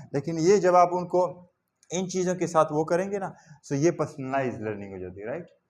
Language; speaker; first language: Urdu; non-native, local second language; Saraiki